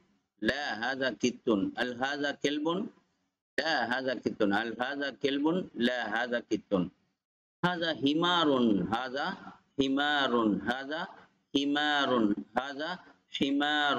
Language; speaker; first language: Arabic; non-native, fluent; Tamil